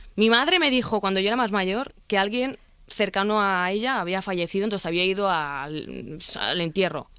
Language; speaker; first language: Spanish; early bilingual, other home language; Arabic